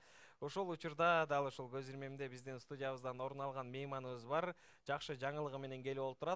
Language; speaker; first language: Kyrgyz; native; Kyrgyz